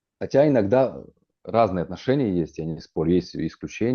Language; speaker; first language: Russian; native; Russian